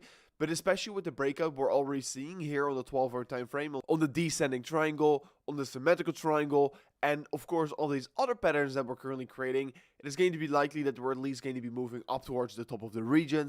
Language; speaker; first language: English; non-native, fluent; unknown